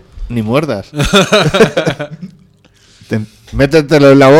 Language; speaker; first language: Spanish; native; Spanish